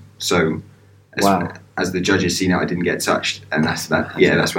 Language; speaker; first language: English; native; English